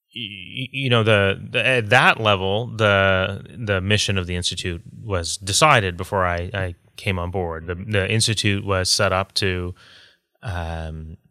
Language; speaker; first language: English; native; English